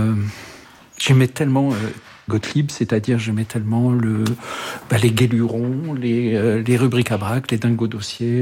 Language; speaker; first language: French; early bilingual, other home language; Arabic